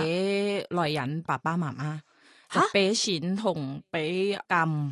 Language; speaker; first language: Cantonese; non-native, fluent; Thai